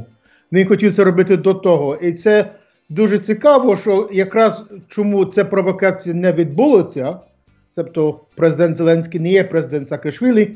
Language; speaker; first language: Ukrainian; early bilingual, heritage; English